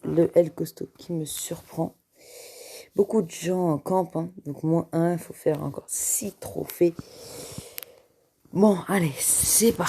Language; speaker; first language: French; native; French